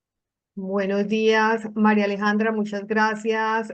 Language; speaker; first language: Spanish; native; Spanish